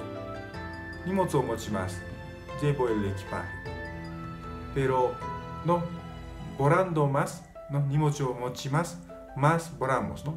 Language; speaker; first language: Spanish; non-native, fluent; Japanese